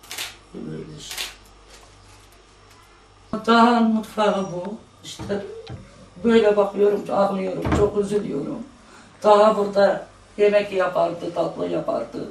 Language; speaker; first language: Turkish; non-native, local second language; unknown